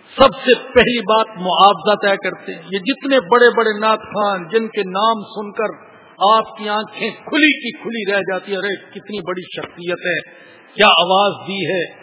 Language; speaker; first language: Urdu; non-native, local second language; Punjabi